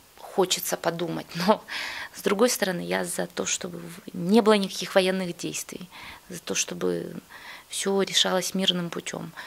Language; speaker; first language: Russian; native; Russian